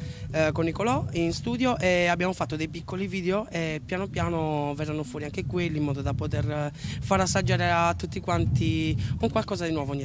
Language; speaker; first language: Italian; native; Italian